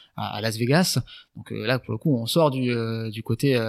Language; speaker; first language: French; native; French